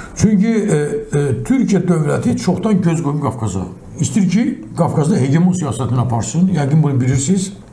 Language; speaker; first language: Azerbaijani; non-native, local second language; Talysh